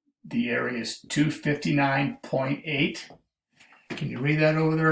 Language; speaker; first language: English; native; English